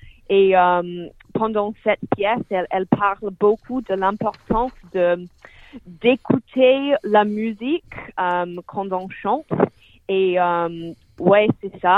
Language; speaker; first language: French; non-native, fluent; English